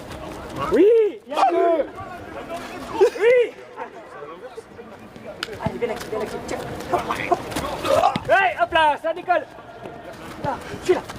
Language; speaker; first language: French; native; French